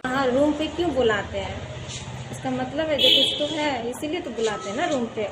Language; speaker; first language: Hindi; non-native, local second language; Maithili